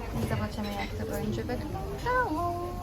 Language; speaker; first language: Polish; non-native, learner; Persian